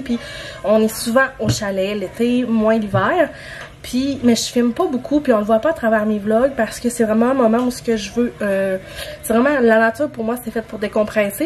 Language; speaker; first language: French; native; French